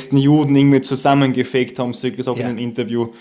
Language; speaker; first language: German; native; German